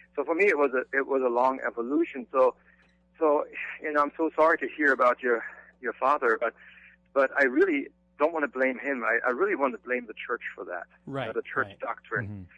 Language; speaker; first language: English; non-native, fluent; German